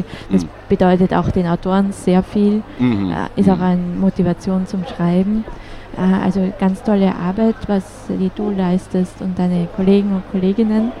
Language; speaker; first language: German; native; German